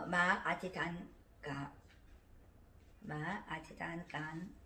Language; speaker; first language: Thai; non-native, learner; Korean